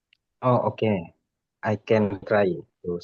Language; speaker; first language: English; non-native, learner; Indonesian